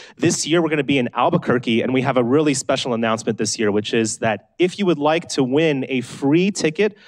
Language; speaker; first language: English; native; English